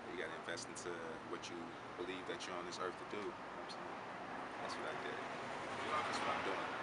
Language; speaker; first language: English; native; English